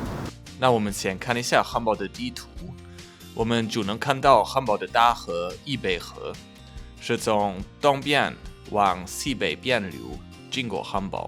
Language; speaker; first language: Chinese; non-native, fluent; German